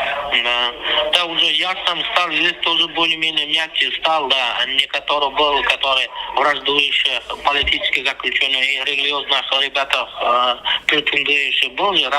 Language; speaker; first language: Russian; non-native, learner; Turkmen